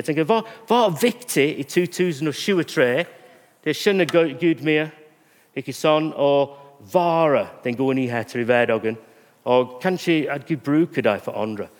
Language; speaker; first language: Norwegian; non-native, fluent; English